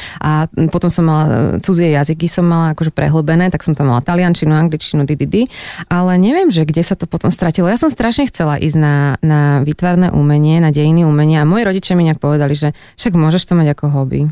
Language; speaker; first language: Slovak; native; Slovak